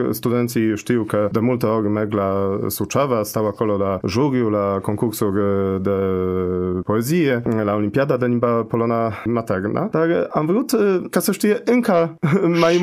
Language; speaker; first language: Romanian; non-native, fluent; Polish